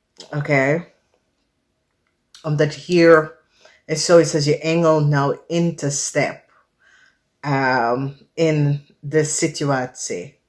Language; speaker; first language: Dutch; non-native, learner; English